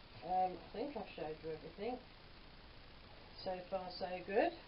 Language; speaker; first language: English; native; English